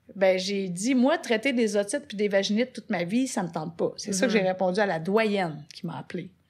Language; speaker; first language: French; native; French